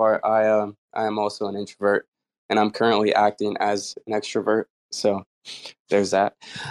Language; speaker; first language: English; native; English